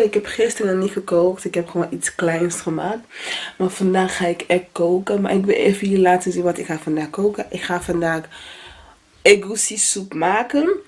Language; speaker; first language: Dutch; non-native, fluent; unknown